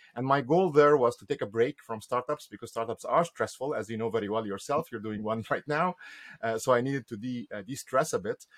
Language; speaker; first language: English; non-native, fluent; Arabic